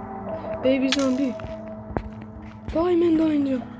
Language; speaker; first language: Persian; native; Persian